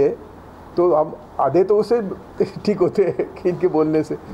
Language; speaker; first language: Hindi; non-native, local second language; Marathi